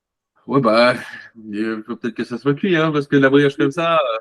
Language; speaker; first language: French; native; French